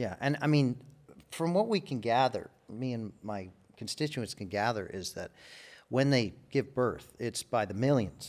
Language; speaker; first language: English; native; English